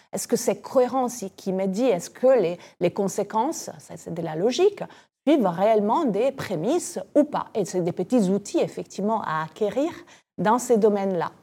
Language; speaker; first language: French; non-native, fluent; Italian